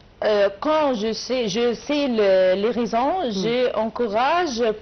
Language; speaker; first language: French; non-native, learner; Arabic